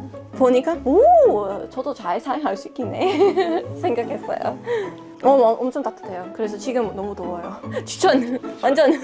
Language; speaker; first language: Korean; non-native, fluent; English